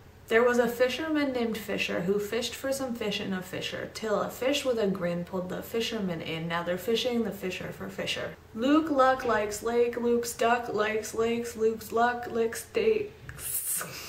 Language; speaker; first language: English; native; English